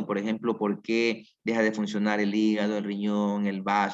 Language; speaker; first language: Spanish; native; Spanish